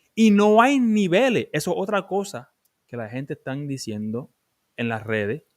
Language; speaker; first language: Spanish; early bilingual, other home language; English